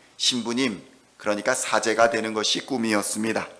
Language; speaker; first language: Korean; native; Korean